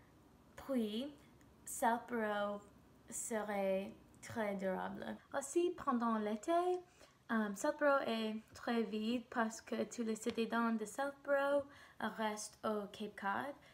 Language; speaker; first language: French; non-native, learner; English